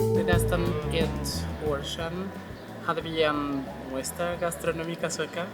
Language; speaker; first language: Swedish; non-native, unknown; Spanish